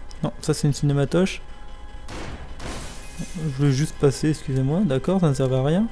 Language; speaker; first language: French; native; French